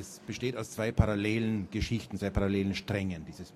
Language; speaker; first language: German; native; German